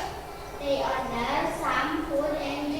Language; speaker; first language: English; non-native, learner; Indonesian